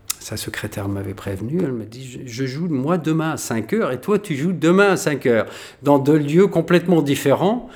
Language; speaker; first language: French; native; French